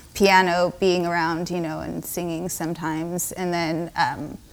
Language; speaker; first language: English; native; English